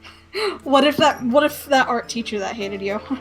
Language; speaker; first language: English; native; English